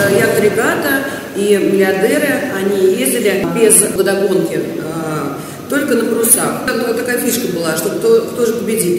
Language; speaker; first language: Russian; native; Russian